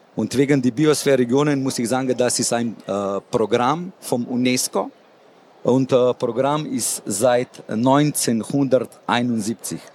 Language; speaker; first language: German; non-native, learner; Slovenian